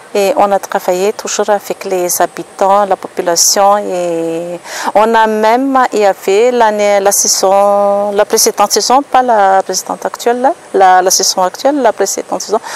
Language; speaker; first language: French; non-native, local second language; Malagasy